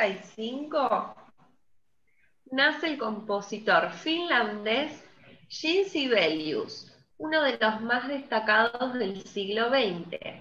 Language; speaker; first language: Spanish; native; Spanish